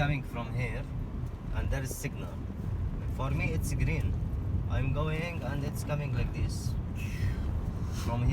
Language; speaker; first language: English; non-native, learner; Arabic